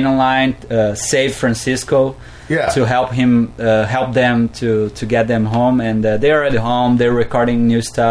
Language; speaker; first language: English; non-native, fluent; Portuguese